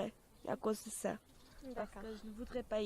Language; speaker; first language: French; non-native, fluent; Armenian